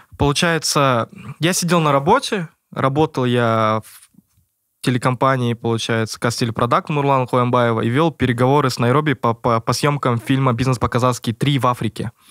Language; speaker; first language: Russian; native; Russian